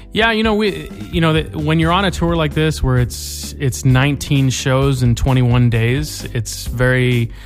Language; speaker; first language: English; native; English